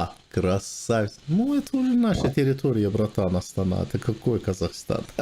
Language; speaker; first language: Russian; non-native, fluent; Armenian